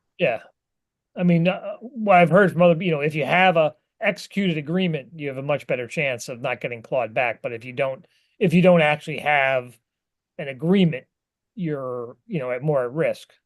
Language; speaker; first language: English; native; English